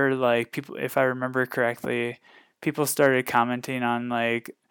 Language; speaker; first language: English; native; English